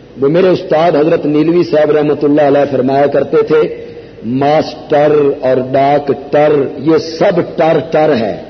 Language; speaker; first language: Urdu; non-native, local second language; Punjabi